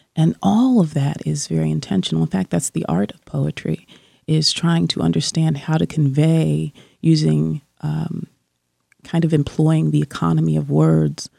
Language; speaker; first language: English; native; English